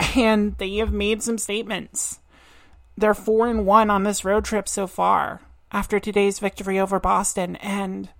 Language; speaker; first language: English; native; English